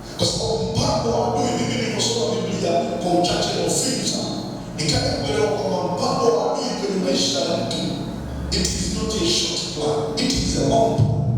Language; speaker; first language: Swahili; non-native, local second language; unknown